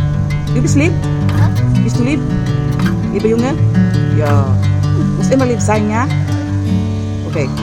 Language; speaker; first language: German; non-native, learner; Filipino